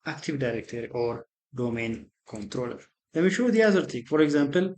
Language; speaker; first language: English; non-native, local second language; Amharic